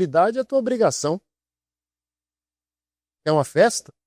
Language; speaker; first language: Portuguese; native; Portuguese